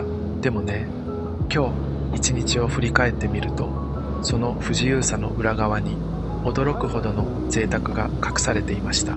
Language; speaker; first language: Japanese; native; Japanese